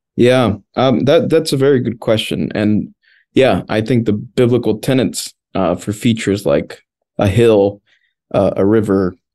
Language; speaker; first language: English; early bilingual, other home language; Spanish